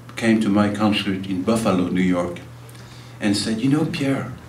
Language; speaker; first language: English; non-native, fluent; French